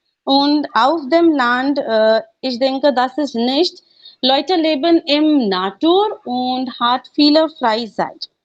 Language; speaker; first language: German; non-native, learner; Hindi